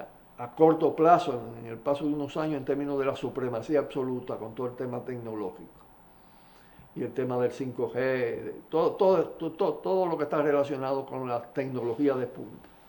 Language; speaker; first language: Spanish; native; Spanish